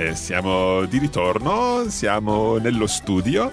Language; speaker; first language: Italian; non-native, fluent; English